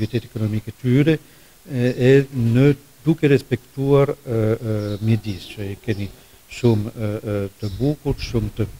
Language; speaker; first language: Albanian; non-native, fluent; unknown